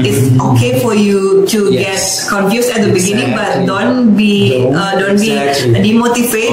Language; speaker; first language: English; non-native, fluent; Indonesian